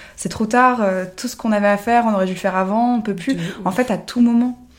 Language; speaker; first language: French; native; French